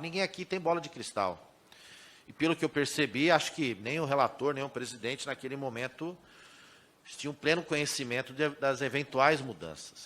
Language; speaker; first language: Portuguese; native; Portuguese